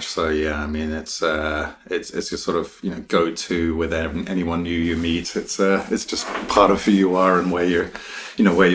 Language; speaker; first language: English; native; English